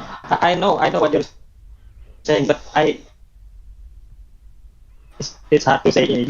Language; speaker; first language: English; non-native, learner; Indonesian